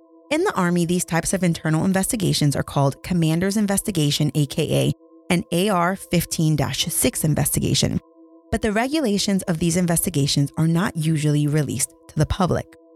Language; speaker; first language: English; early bilingual, other home language; Spanish